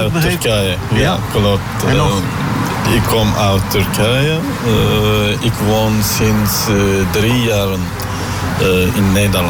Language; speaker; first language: Dutch; non-native, learner; Turkish